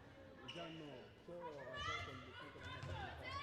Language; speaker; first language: Portuguese; non-native, learner; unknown